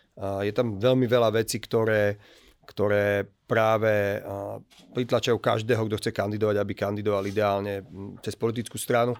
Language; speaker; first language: Slovak; native; Slovak